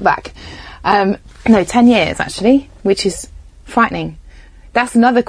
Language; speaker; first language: English; native; English